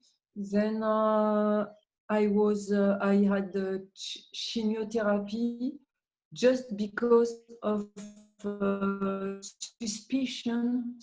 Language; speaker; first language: English; non-native, learner; French